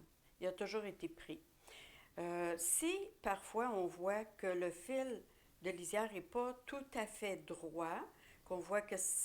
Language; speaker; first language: French; native; French